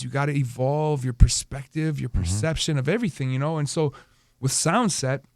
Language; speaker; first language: English; native; English